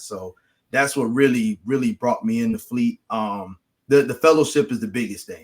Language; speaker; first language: English; native; English